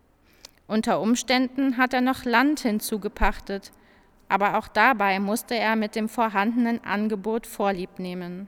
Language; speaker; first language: German; native; German